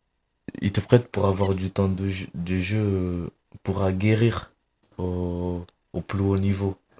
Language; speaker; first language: French; non-native, fluent; Kabuverdianu